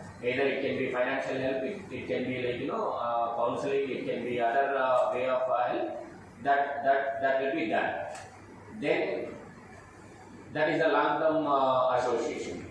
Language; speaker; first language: English; non-native, local second language; Telugu